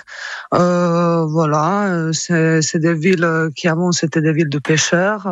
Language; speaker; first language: French; non-native, fluent; Croatian